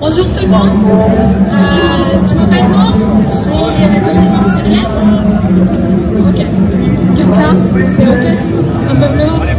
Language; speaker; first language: French; non-native, fluent; Arabic